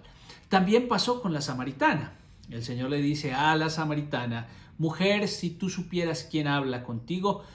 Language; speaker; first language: Spanish; native; Spanish